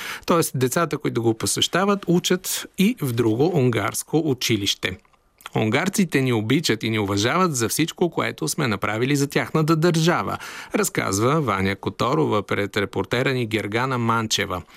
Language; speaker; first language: Bulgarian; native; Bulgarian